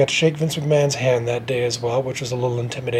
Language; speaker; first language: English; native; English